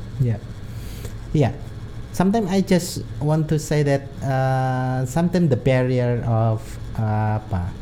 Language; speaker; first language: English; non-native, learner; Indonesian